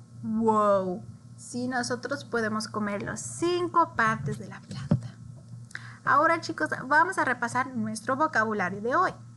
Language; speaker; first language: Spanish; early bilingual, heritage; English